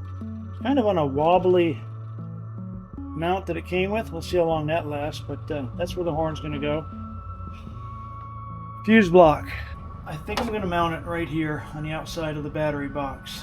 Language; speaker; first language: English; native; English